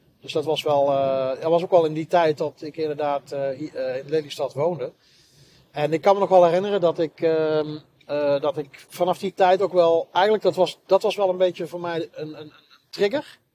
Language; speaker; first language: Dutch; native; Dutch